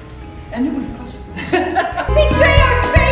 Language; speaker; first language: Dutch; native; Dutch